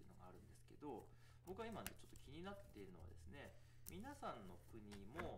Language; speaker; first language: Japanese; native; Japanese